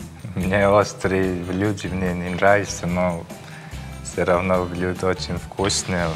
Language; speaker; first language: Russian; non-native, fluent; Turkmen